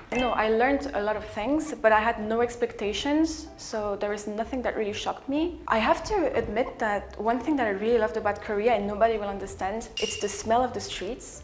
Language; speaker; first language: English; non-native, fluent; French